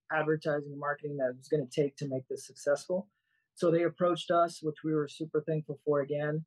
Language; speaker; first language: English; native; English